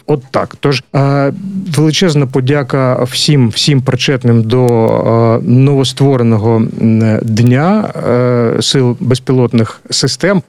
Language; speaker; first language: Ukrainian; native; Ukrainian